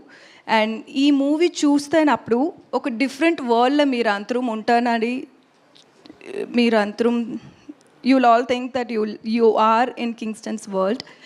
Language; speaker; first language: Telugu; non-native, learner; Tamil